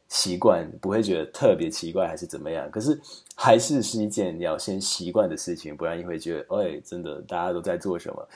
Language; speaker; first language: Chinese; non-native, fluent; Slovak